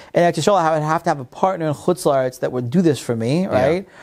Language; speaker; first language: English; non-native, fluent; Hebrew